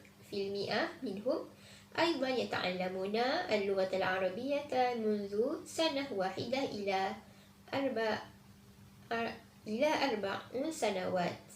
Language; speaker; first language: Arabic; non-native, learner; Malay